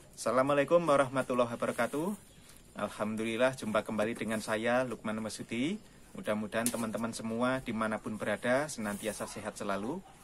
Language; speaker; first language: Indonesian; native; Indonesian